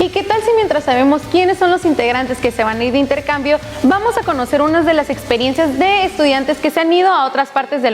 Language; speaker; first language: Spanish; native; Spanish